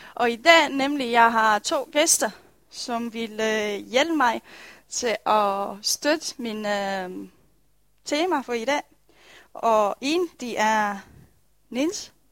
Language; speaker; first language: Danish; non-native, fluent; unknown